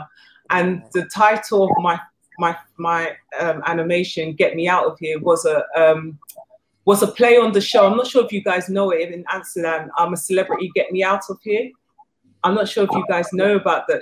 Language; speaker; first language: English; native; English